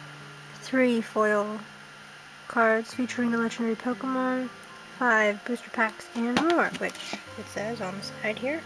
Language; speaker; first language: English; native; English